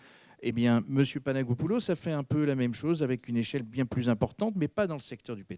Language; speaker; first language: French; native; French